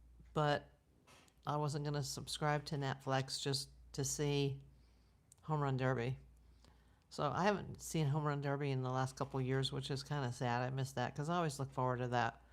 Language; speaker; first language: English; native; English